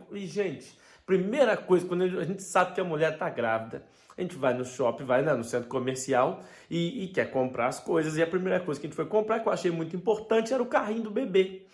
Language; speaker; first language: Portuguese; native; Portuguese